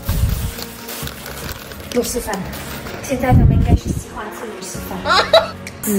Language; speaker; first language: Chinese; non-native, learner; Ukrainian